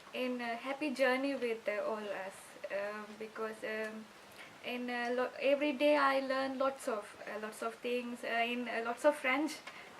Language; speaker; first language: English; non-native, learner; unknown